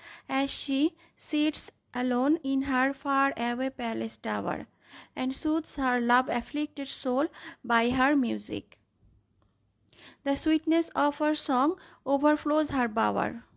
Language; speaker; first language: English; non-native, local second language; Bangla